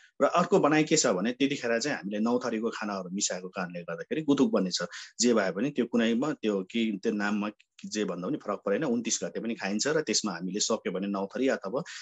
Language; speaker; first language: Nepali; non-native, local second language; Sherpa